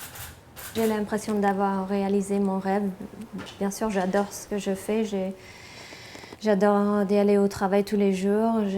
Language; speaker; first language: French; non-native, fluent; English